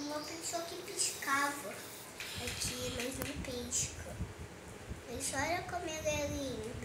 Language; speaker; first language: Portuguese; native; Portuguese